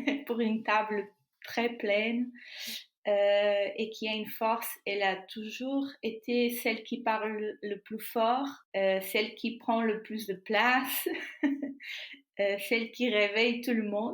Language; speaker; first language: French; non-native, fluent; Portuguese